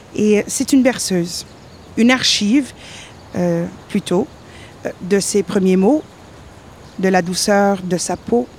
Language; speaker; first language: French; native; French